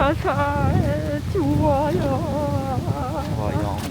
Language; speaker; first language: Korean; non-native, learner; Vietnamese